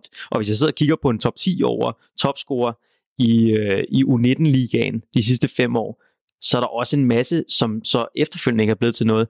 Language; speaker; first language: Danish; native; Danish